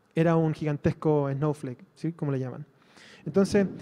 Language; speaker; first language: Spanish; native; Spanish